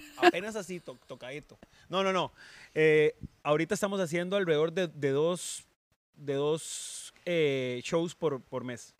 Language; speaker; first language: Spanish; native; Spanish